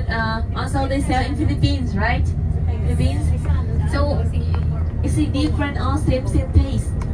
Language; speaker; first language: English; non-native, learner; Vietnamese